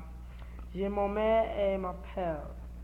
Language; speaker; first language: French; non-native, learner; English